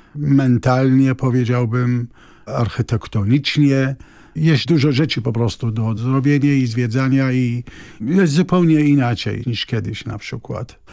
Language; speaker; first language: Polish; non-native, fluent; Arabic